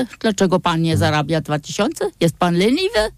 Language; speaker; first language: Polish; non-native, fluent; German